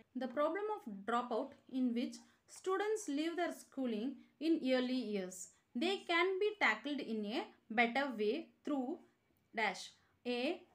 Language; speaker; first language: English; non-native, local second language; Tamil